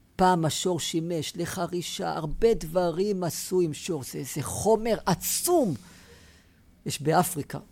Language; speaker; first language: Hebrew; native; Hebrew